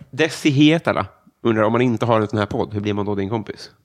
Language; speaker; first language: Swedish; native; Swedish